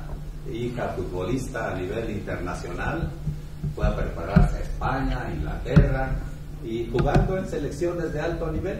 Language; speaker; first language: Spanish; native; Spanish